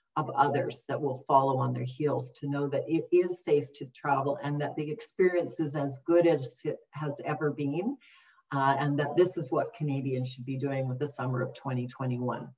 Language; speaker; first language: English; native; English